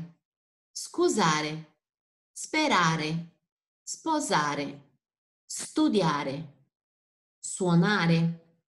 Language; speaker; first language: Italian; non-native, fluent; Portuguese